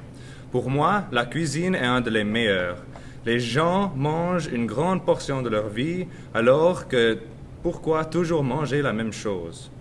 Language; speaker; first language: French; non-native, learner; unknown